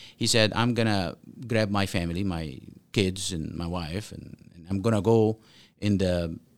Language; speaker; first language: English; non-native, fluent; Arabic